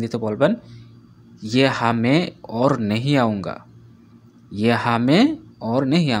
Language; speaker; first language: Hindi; non-native, learner; Bangla